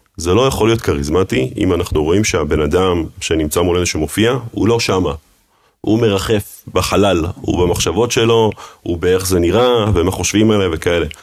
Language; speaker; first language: Hebrew; early bilingual, other home language; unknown